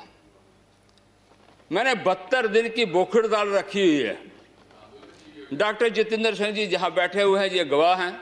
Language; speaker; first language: Hindi; non-native, local second language; Dogri